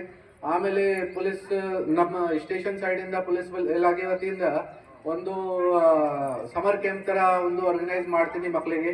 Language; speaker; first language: Kannada; non-native, fluent; Hindi